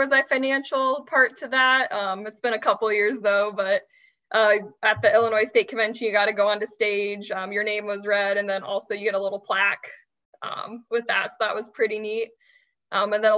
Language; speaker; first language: English; native; English